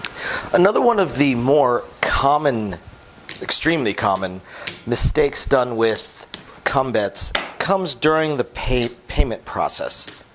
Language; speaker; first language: English; native; English